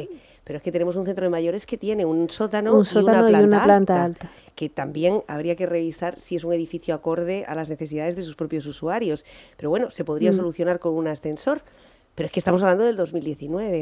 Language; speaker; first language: Spanish; native; Spanish